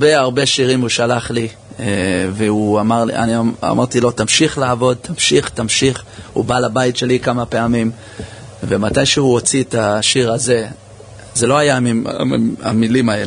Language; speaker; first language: Hebrew; early bilingual, heritage; English